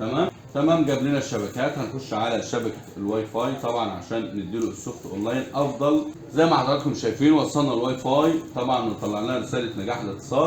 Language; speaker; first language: Arabic; native; Arabic